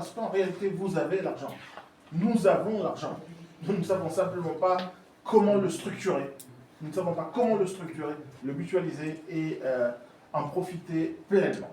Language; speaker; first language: French; non-native, local second language; Fula